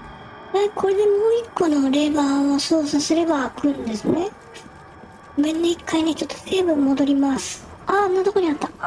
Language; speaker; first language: Japanese; native; Japanese